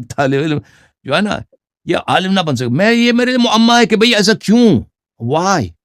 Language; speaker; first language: Urdu; non-native, fluent; Persian